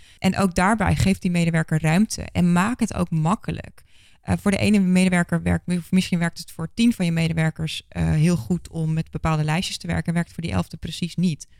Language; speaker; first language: Dutch; native; Dutch